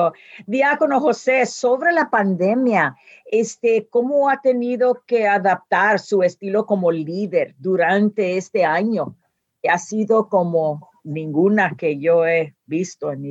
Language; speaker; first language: Spanish; non-native, learner; English